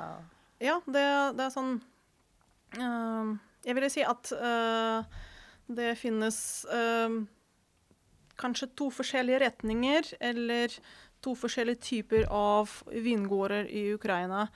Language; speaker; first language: Norwegian; non-native, fluent; Ukrainian